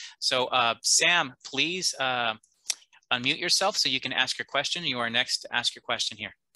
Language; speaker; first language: English; early bilingual, other home language; Spanish